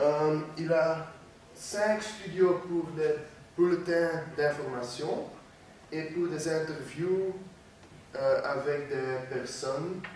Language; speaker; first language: French; non-native, learner; Dutch